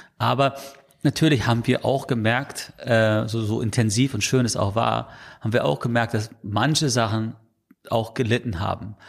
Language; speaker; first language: German; non-native, fluent; English